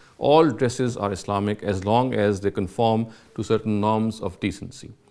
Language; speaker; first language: English; non-native, local second language; Urdu